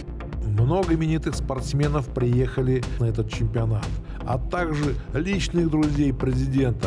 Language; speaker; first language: Russian; native; Russian